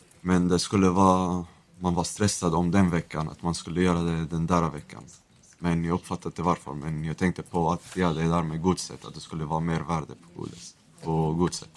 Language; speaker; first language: Swedish; non-native, fluent; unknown